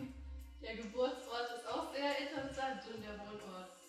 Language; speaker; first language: German; native; German